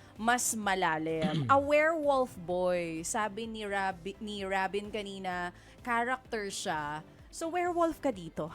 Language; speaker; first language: Filipino; native; Filipino